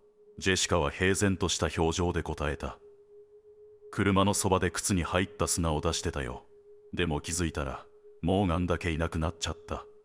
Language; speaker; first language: Japanese; native; Japanese